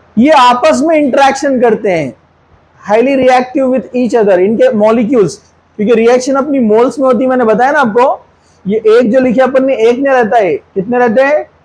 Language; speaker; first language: Hindi; non-native, local second language; Urdu